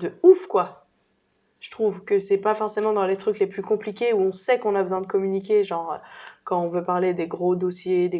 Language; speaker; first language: French; native; French